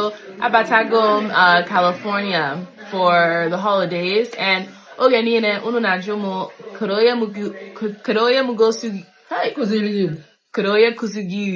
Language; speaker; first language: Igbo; early bilingual, heritage; English